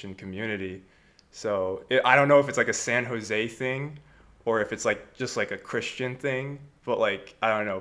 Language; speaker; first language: English; native; English